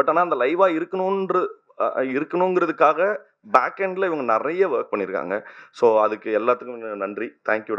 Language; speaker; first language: Tamil; native; Tamil